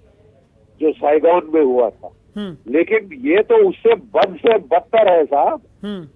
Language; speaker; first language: Hindi; native; Hindi